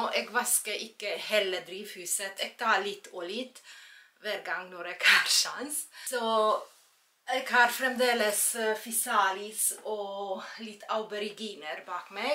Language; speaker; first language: Norwegian; non-native, fluent; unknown